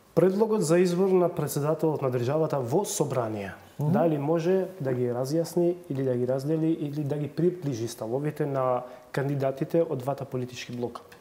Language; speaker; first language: Macedonian; non-native, local second language; Albanian